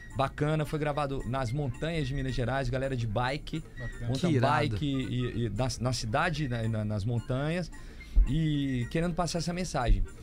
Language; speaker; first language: Portuguese; native; Portuguese